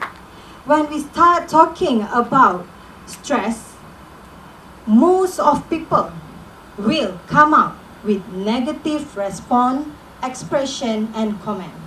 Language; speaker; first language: English; non-native, local second language; Malay